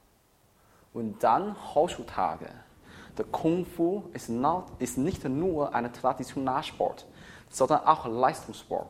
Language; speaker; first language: German; non-native, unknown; Chinese